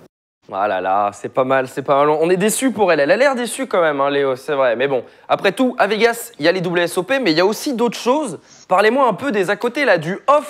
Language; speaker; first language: French; native; French